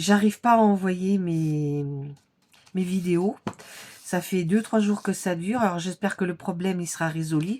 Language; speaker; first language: French; native; French